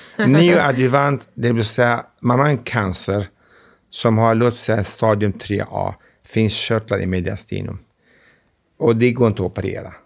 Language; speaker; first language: Swedish; non-native, fluent; Arabic